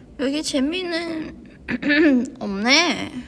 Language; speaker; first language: Korean; non-native, fluent; Chinese